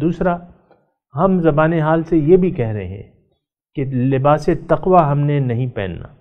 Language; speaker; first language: Urdu; non-native, local second language; Pashto